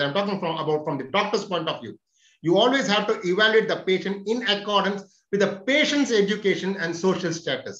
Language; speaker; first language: English; non-native, local second language; Telugu